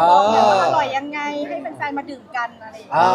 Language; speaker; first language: Thai; native; Thai